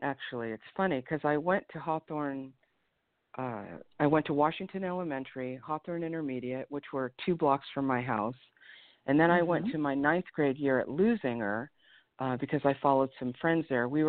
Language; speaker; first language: English; native; English